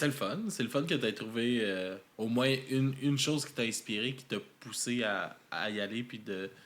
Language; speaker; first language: French; native; French